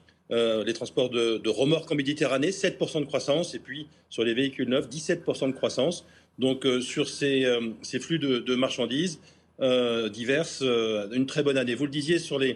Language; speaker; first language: French; native; French